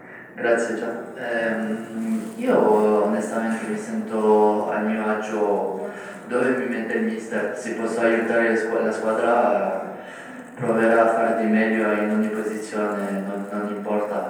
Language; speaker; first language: Italian; non-native, fluent; French